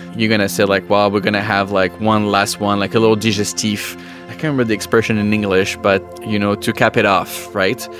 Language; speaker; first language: English; non-native, fluent; French